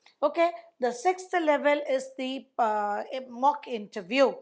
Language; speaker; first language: English; non-native, local second language; Tamil